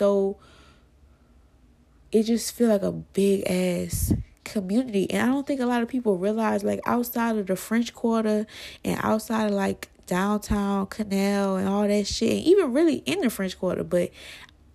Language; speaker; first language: English; native; English